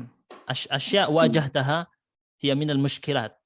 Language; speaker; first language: Arabic; non-native, fluent; Indonesian